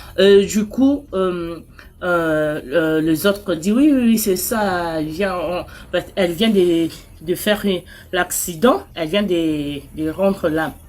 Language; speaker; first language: French; non-native, local second language; Lingala